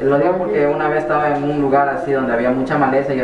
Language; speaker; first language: Spanish; native; Spanish